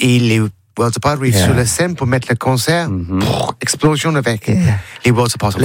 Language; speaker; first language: French; non-native, learner; English